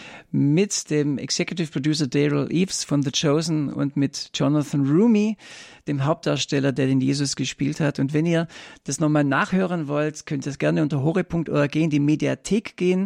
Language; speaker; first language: German; native; German